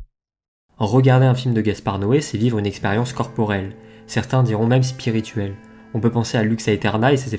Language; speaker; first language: French; native; French